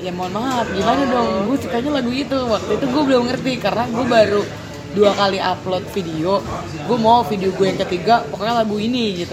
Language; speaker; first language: Indonesian; native; Indonesian